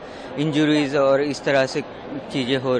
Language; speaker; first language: Hindi; native; Hindi